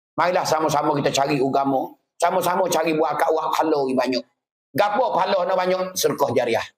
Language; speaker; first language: Malay; native; Malay